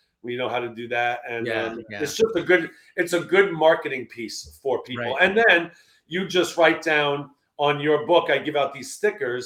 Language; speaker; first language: English; native; English